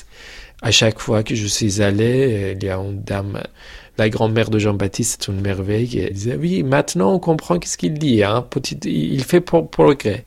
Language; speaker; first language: French; non-native, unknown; Persian